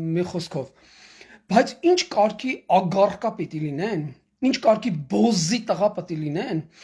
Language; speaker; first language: Armenian; native; Armenian